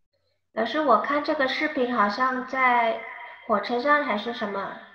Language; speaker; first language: Chinese; non-native, fluent; Indonesian